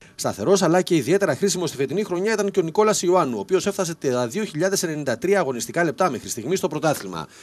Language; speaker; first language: Greek; native; Greek